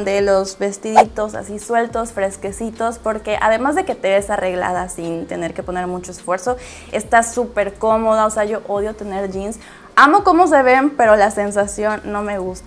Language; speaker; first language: Spanish; native; Spanish